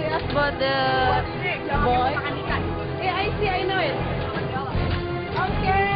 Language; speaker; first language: English; non-native, learner; Indonesian